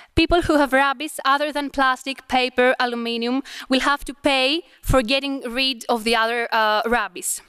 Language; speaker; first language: English; non-native, fluent; Arabic